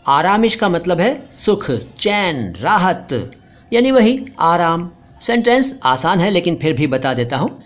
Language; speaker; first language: Hindi; native; Hindi